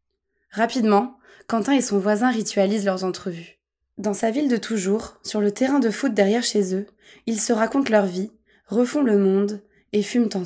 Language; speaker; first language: French; native; French